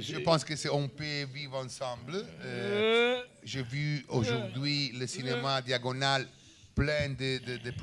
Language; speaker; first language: French; non-native, learner; Italian